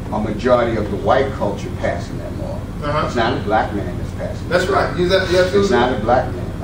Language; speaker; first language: English; native; English